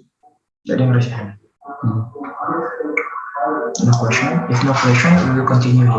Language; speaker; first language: English; non-native, learner; Indonesian